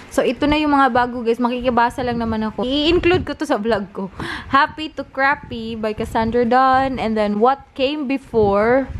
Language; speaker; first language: Filipino; native; Filipino